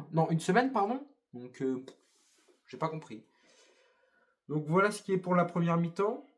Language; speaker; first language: French; native; French